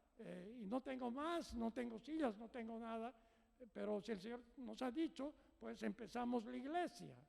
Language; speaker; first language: Spanish; native; Spanish